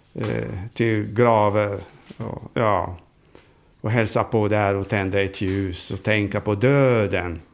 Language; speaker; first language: Swedish; non-native, fluent; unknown